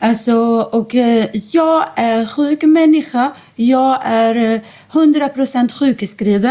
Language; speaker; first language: Swedish; non-native, fluent; Arabic